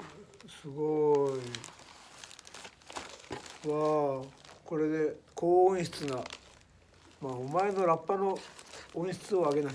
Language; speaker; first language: Japanese; native; Japanese